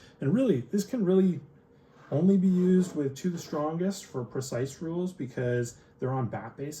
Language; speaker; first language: English; native; English